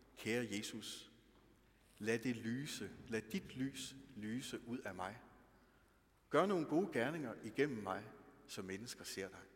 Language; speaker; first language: Danish; native; Danish